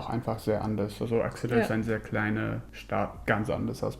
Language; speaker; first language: German; non-native, fluent; English